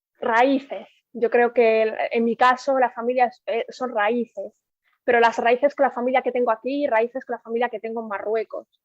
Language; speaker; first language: Spanish; early bilingual, other home language; Arabic